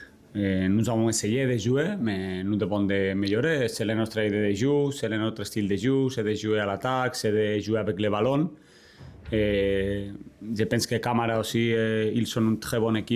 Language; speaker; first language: French; non-native, learner; Spanish